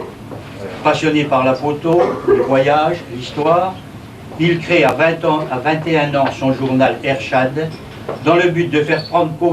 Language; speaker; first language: French; native; French